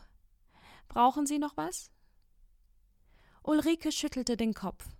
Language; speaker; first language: German; native; German